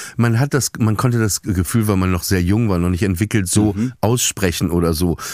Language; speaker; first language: German; native; German